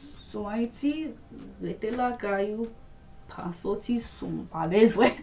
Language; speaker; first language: Haitian Creole; early bilingual, heritage; Haitian Creole